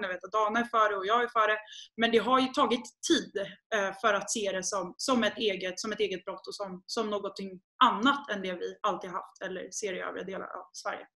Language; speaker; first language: Swedish; native; Swedish